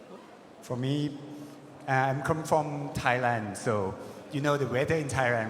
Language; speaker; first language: English; non-native, learner; Thai